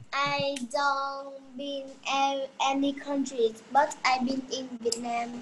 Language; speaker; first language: English; non-native, learner; Vietnamese